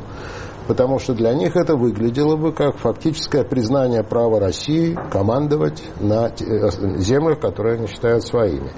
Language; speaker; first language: Russian; native; Russian